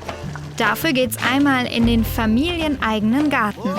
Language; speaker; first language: German; native; German